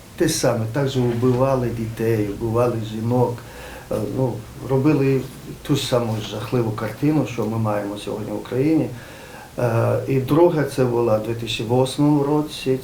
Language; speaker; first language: Ukrainian; non-native, fluent; Georgian